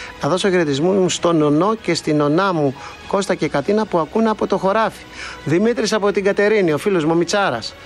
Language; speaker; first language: Greek; native; Greek